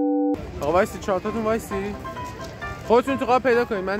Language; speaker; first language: Persian; native; Persian